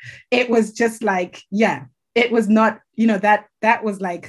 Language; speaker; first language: English; non-native, local second language; Shona